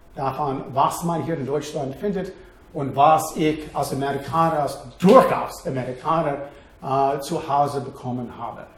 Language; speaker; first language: German; non-native, fluent; English